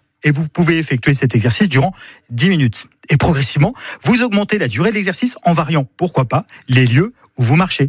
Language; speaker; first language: French; native; French